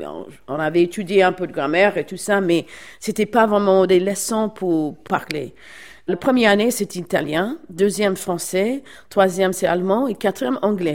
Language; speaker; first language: French; non-native, fluent; English